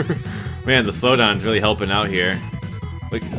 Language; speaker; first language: English; native; English